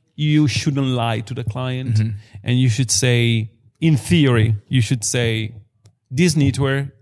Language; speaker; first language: English; non-native, fluent; Italian